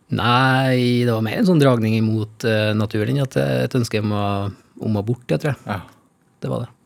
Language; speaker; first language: Norwegian; native; Norwegian